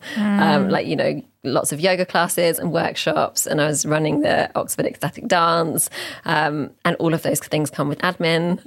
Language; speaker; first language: English; native; English